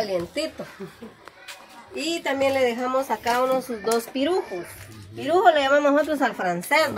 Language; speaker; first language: Spanish; native; Spanish